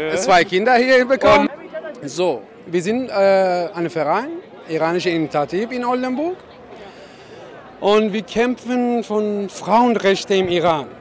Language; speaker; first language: German; non-native, learner; Persian